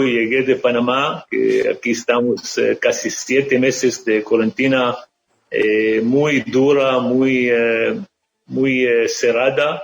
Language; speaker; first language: Spanish; non-native, fluent; Arabic